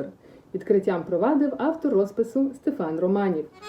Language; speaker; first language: Ukrainian; native; Ukrainian